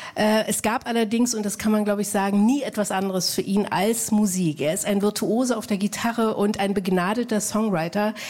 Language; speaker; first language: German; native; German